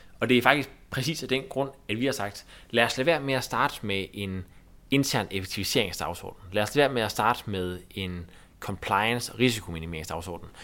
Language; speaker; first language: Danish; native; Danish